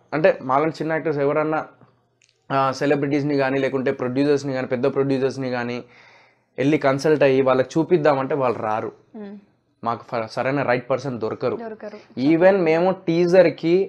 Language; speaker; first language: Telugu; native; Telugu